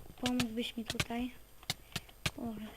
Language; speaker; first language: Polish; native; Polish